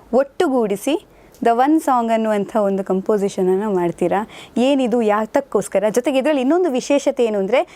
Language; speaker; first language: Kannada; native; Kannada